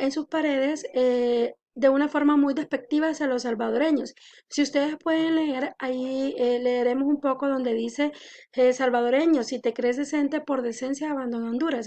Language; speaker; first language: Spanish; native; Spanish